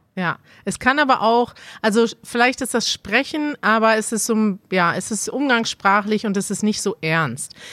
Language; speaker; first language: German; native; German